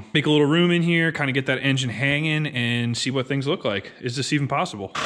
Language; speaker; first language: English; native; English